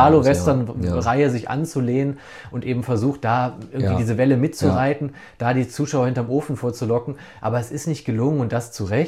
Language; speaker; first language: German; native; German